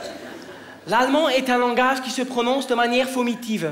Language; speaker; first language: French; native; French